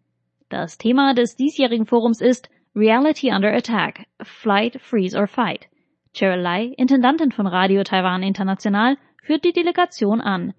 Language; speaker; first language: German; native; German